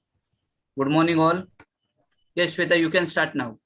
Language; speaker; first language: English; non-native, local second language; Marathi